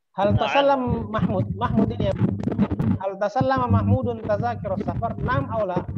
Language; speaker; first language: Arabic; non-native, fluent; Indonesian